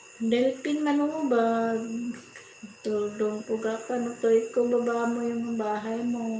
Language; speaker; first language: Filipino; non-native, local second language; Waray